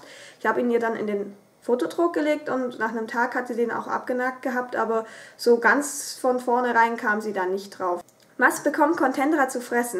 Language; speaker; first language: German; native; German